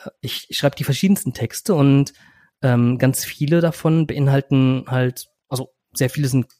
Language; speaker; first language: German; native; German